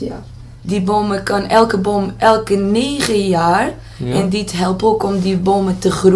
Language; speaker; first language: Dutch; non-native, learner; Portuguese